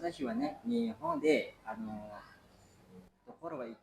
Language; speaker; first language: Japanese; non-native, learner; Indonesian